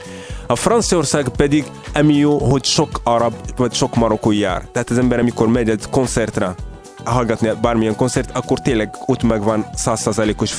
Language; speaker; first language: Hungarian; non-native, fluent; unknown